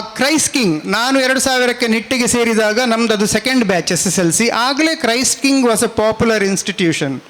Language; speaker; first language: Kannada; non-native, local second language; Tulu